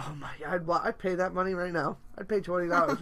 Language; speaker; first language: English; native; English